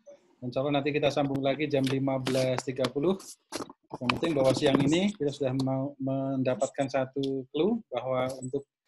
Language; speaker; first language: Indonesian; native; Indonesian